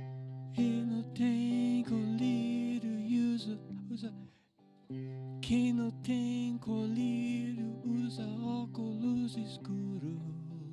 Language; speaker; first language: Portuguese; non-native, fluent; English